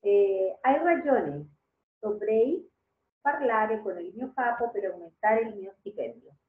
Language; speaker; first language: Italian; non-native, learner; Spanish